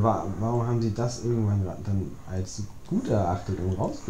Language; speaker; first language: German; native; German